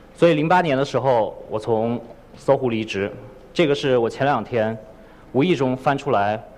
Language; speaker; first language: Chinese; native; Chinese